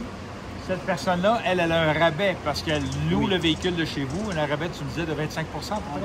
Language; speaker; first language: French; native; French